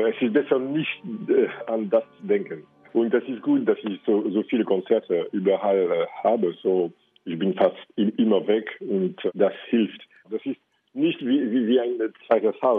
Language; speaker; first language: German; non-native, fluent; French